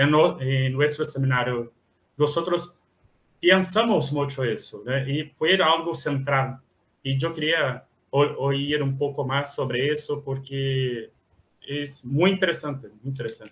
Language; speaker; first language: Spanish; non-native, fluent; Portuguese